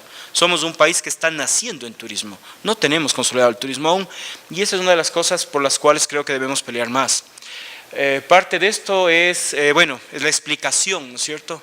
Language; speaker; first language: Spanish; native; Spanish